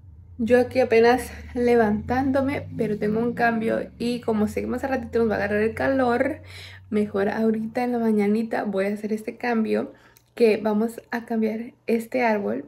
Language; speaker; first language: Spanish; native; Spanish